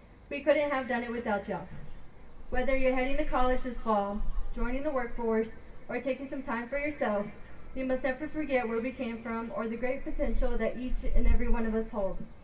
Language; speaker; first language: English; early bilingual, other home language; Spanish